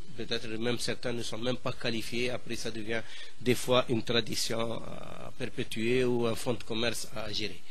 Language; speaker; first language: French; non-native, local second language; Arabic